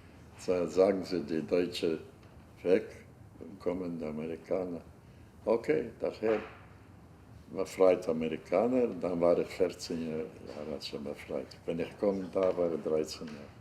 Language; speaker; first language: German; non-native, learner; Hungarian